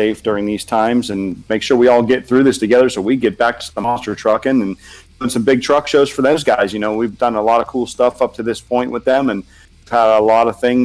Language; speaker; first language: English; native; English